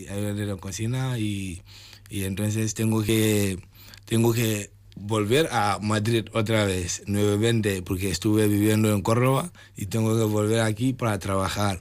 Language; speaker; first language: Spanish; non-native, learner; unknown